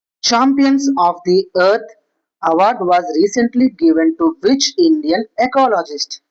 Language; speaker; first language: English; non-native, local second language; Telugu